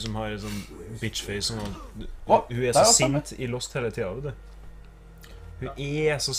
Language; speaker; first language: Norwegian; native; Norwegian